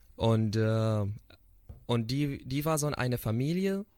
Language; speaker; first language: German; non-native, fluent; Arabic